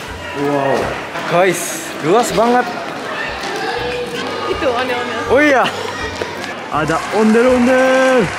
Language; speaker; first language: Indonesian; non-native, learner; Japanese